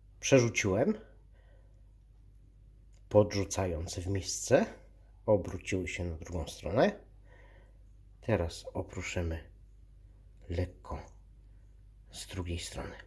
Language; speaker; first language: Polish; native; Polish